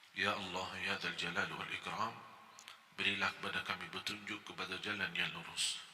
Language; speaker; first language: Malay; non-native, fluent; Arabic